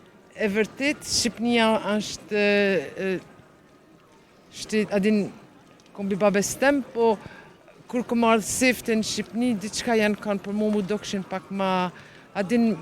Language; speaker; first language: Albanian; early bilingual, heritage; Albanian